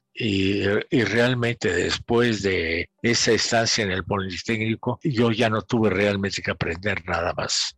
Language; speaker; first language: Spanish; native; Spanish